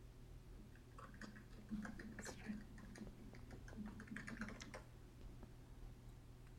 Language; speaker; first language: English; native; English